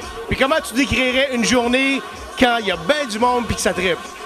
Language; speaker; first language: French; native; French